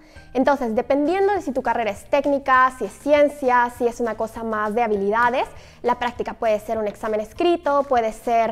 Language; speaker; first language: Spanish; native; Spanish